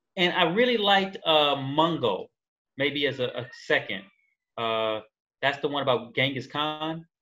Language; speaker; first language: English; native; English